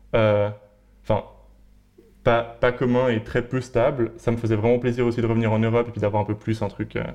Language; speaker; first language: French; native; French